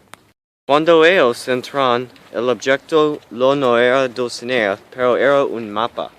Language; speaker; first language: Spanish; non-native, learner; English